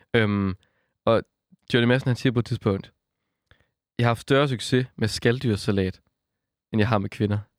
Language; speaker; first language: Danish; native; Danish